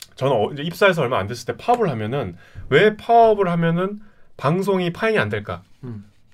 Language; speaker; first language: Korean; native; Korean